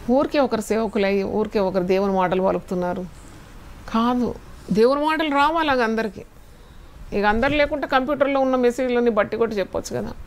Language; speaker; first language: Telugu; non-native, fluent; Malayalam